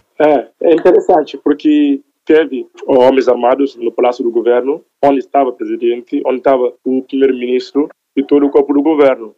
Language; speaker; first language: Portuguese; non-native, local second language; Upper Guinea Crioulo